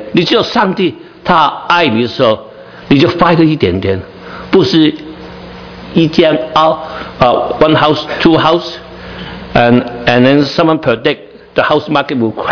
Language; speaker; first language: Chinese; non-native, learner; Cantonese